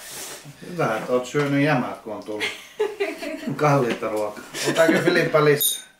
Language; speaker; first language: Finnish; non-native, local second language; Swedish